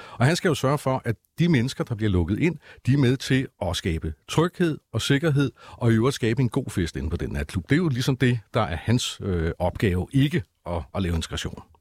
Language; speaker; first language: Danish; native; Danish